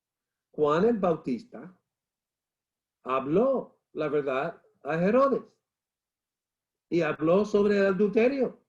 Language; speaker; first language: Spanish; non-native, fluent; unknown